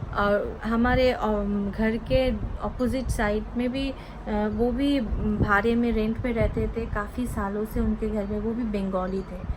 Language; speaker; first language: Hindi; non-native, local second language; Bangla